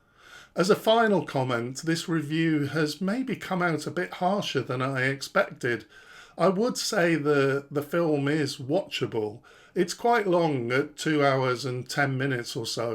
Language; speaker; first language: English; native; English